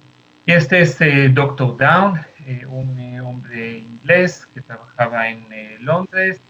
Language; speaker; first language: Spanish; non-native, fluent; Hebrew